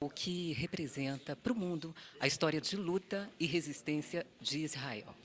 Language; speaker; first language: Portuguese; native; Portuguese